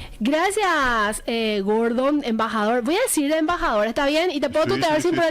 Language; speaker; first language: Spanish; native; Spanish